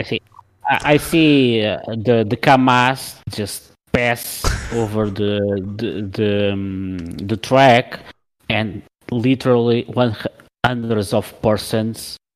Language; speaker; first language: English; non-native, learner; Portuguese